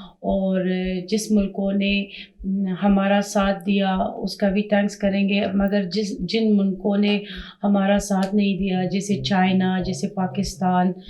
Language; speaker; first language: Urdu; non-native, fluent; Persian